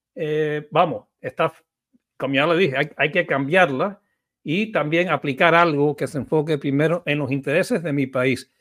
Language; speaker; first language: Spanish; early bilingual, heritage; Spanish